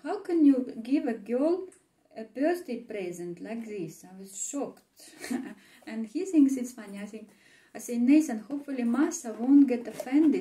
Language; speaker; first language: English; non-native, fluent; Russian